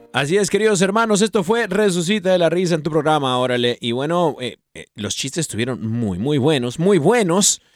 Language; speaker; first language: Spanish; early bilingual, heritage; Spanish